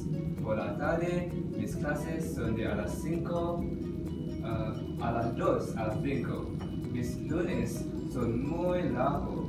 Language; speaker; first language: Spanish; non-native, learner; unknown